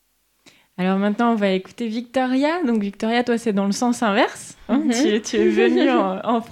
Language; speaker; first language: French; native; French